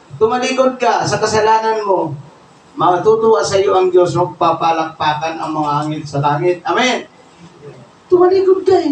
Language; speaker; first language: Filipino; non-native, local second language; Bikol